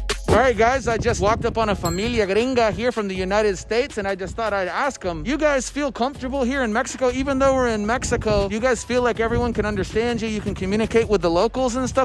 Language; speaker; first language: English; native; English